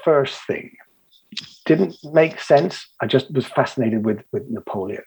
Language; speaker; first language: English; native; English